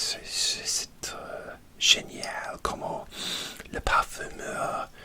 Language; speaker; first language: French; non-native, learner; English